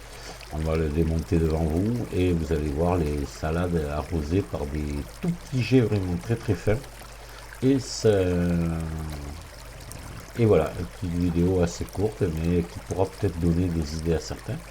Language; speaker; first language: French; native; French